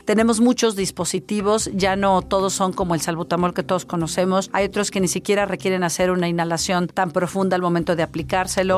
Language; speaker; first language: Spanish; native; Spanish